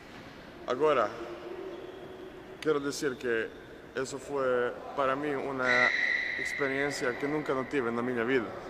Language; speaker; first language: Portuguese; non-native, learner; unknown